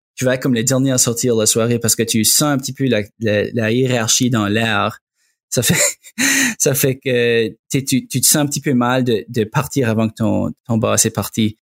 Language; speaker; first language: French; native; French